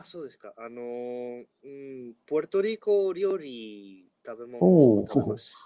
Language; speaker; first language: Japanese; non-native, learner; Spanish